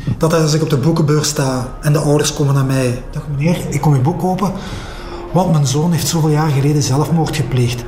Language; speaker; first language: Dutch; native; Dutch